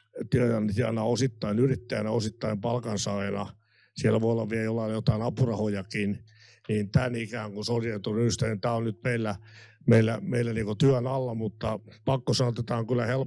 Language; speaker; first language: Finnish; native; Finnish